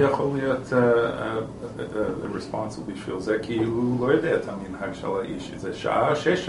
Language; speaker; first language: Hebrew; non-native, learner; English